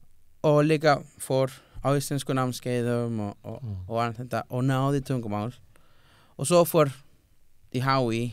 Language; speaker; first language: Icelandic; non-native, learner; Spanish